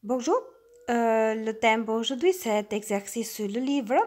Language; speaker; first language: French; non-native, learner; Albanian